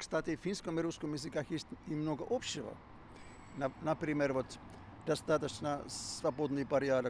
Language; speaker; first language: Russian; non-native, fluent; Finnish